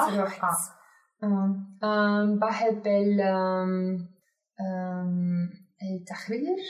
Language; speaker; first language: Arabic; non-native, learner; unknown